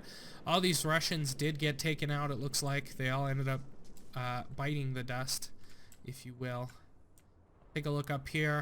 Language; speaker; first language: English; native; English